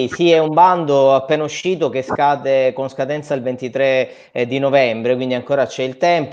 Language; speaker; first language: Italian; native; Italian